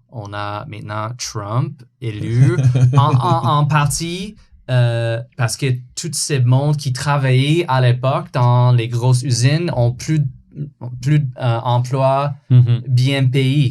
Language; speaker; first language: French; non-native, fluent; English